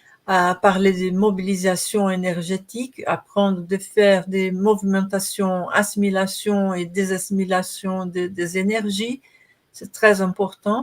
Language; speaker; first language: French; non-native, learner; Portuguese